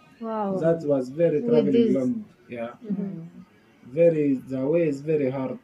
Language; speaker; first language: English; non-native, learner; Arabic